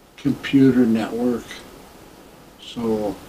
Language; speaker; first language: English; native; English